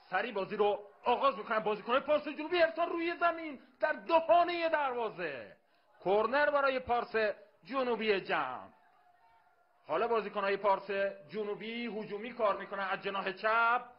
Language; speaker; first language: Persian; native; Persian